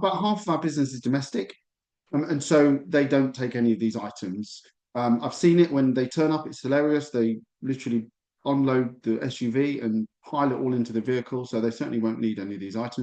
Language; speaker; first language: English; native; English